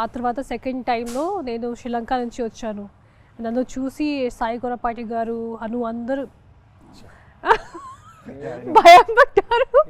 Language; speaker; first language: Telugu; non-native, fluent; Hindi